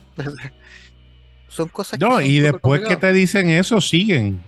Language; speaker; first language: Spanish; early bilingual, heritage; Spanish